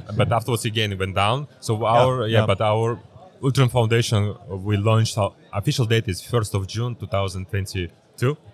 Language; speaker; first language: English; early bilingual, other home language; Uzbek